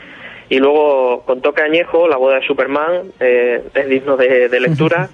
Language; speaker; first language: Spanish; native; Spanish